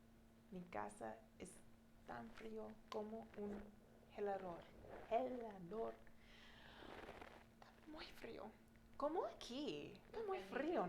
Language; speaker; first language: Spanish; non-native, fluent; English